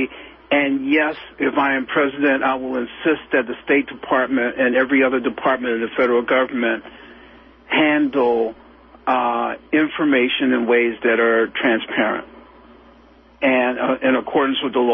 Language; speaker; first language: English; native; English